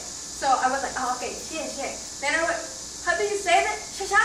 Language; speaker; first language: English; non-native, fluent; Spanish